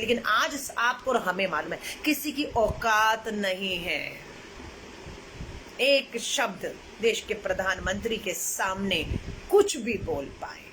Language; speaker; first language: Hindi; native; Hindi